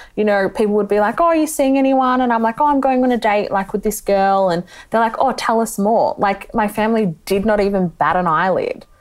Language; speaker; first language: English; native; English